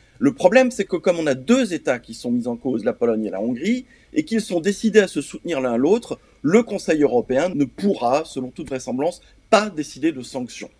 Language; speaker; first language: French; native; French